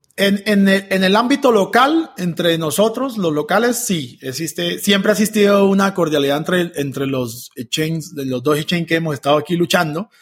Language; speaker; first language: Spanish; native; Spanish